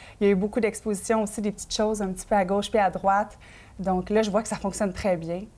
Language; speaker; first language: French; native; French